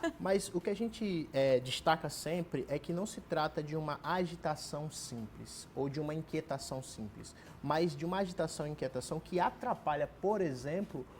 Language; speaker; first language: Portuguese; native; Portuguese